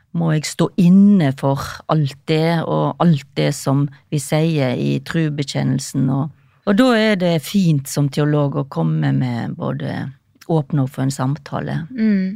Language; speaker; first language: Norwegian; native; Norwegian